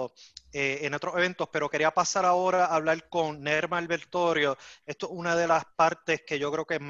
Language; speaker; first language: Spanish; native; Spanish